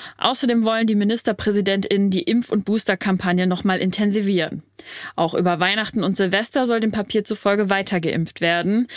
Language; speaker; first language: German; native; German